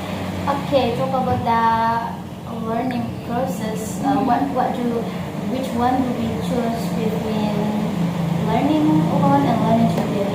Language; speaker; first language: English; non-native, fluent; Indonesian